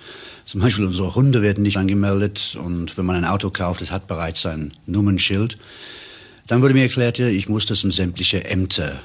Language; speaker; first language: German; non-native, fluent; English